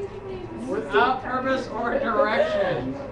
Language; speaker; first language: English; native; English